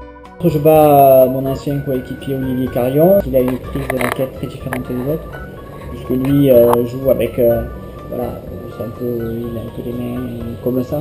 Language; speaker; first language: French; native; French